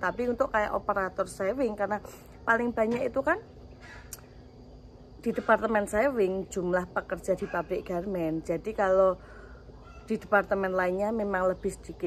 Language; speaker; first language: Indonesian; native; Indonesian